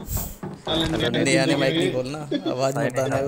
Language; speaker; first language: Hindi; native; Hindi